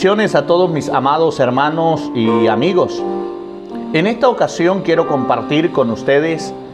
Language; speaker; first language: Spanish; native; Spanish